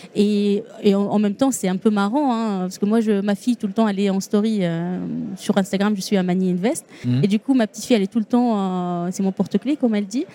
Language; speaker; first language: French; non-native, local second language; Arabic